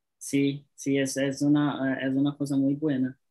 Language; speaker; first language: Spanish; non-native, learner; Portuguese